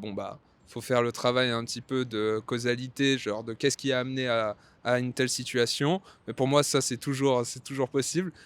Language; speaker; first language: French; native; French